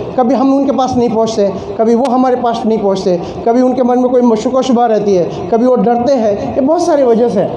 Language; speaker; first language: Hindi; non-native, local second language; Marathi